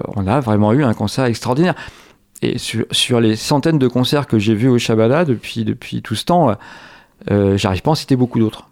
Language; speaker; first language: French; native; French